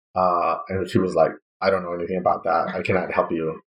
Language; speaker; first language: English; non-native, fluent; Spanish